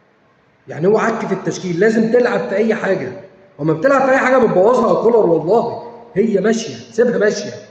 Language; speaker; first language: Arabic; native; Arabic